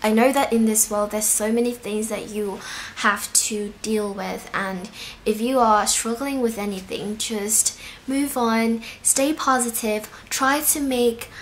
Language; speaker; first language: English; non-native, fluent; Vietnamese